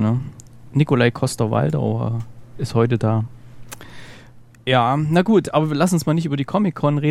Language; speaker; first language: German; native; German